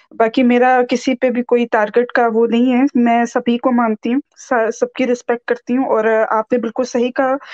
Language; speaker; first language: Urdu; native; Urdu